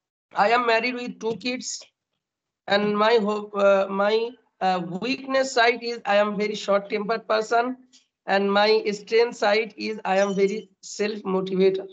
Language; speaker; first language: English; non-native, learner; Bangla